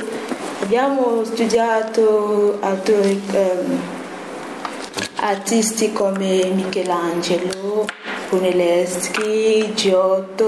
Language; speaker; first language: Italian; non-native, fluent; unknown